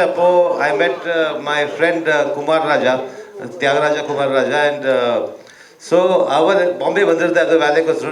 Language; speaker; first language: Tamil; early bilingual, heritage; Tamil